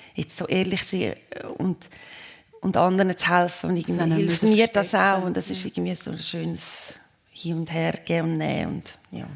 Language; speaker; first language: German; native; German